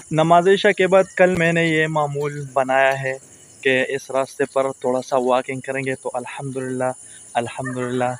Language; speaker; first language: Urdu; non-native, local second language; Pashto